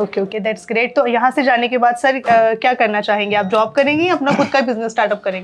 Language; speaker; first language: Hindi; native; Hindi